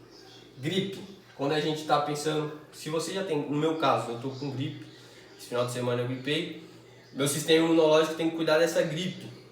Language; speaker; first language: Portuguese; native; Portuguese